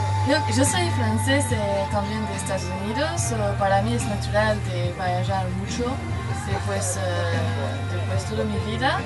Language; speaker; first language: Spanish; non-native, learner; French